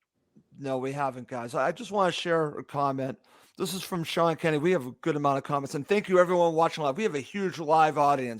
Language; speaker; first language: English; native; English